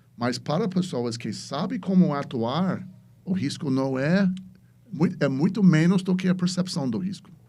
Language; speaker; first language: Portuguese; non-native, fluent; English